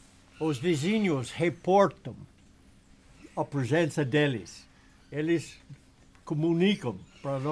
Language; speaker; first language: Portuguese; non-native, learner; English